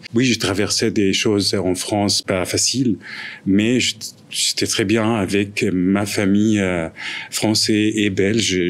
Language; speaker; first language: French; non-native, fluent; Arabic